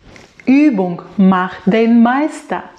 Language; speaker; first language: German; non-native, fluent; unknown